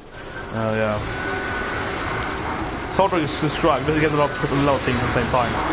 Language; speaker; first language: English; non-native, fluent; Swedish